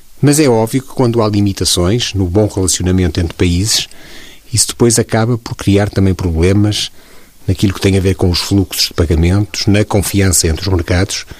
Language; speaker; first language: Portuguese; native; Portuguese